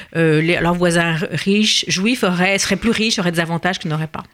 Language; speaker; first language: French; native; French